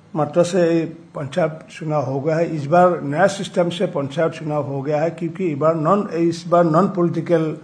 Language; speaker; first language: Hindi; non-native, local second language; Assamese